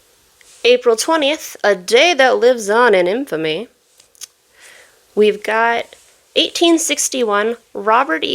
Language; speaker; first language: English; native; English